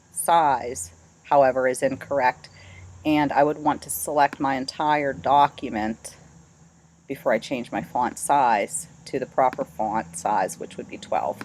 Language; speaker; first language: English; native; English